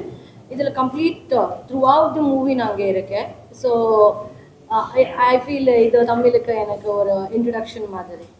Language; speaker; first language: Tamil; non-native, learner; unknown